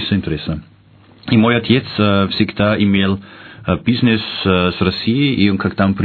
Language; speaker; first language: Russian; non-native, fluent; German